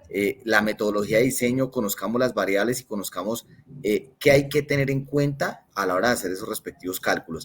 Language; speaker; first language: Spanish; native; Spanish